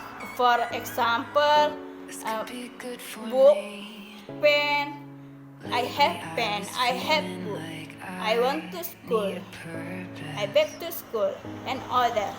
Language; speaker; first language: English; non-native, learner; Indonesian